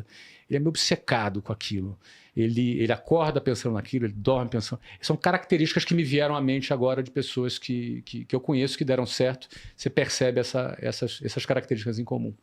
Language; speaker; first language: Portuguese; native; Portuguese